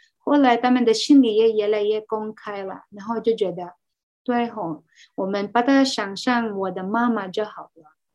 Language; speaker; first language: Chinese; non-native, fluent; Cebuano